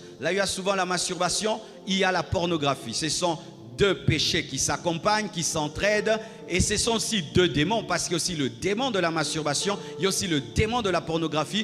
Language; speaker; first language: French; non-native, local second language; Lingala